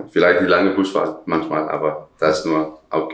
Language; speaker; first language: German; non-native, learner; Danish